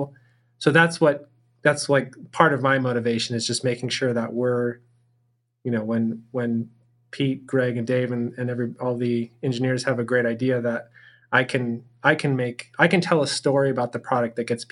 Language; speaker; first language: English; native; English